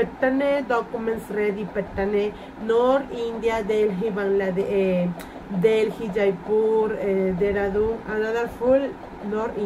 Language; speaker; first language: English; non-native, learner; Spanish